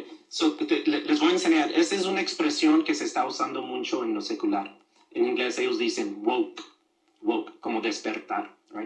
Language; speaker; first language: Spanish; early bilingual, other home language; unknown